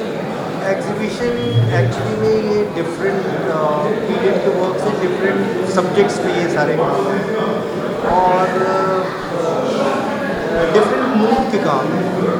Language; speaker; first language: Hindi; non-native, local second language; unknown